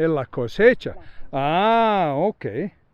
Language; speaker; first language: Spanish; non-native, fluent; English